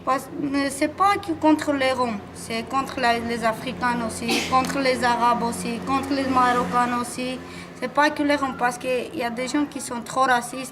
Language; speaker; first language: French; non-native, learner; Romanian